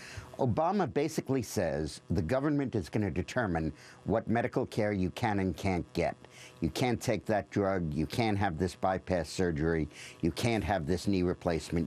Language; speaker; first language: English; native; English